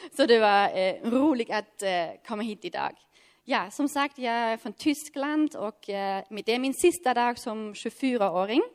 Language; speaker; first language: Swedish; non-native, fluent; German